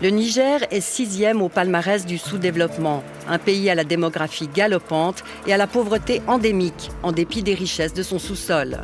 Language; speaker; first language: French; native; French